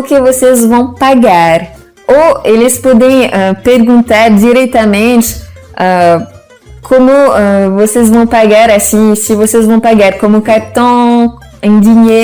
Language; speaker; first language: Portuguese; non-native, fluent; French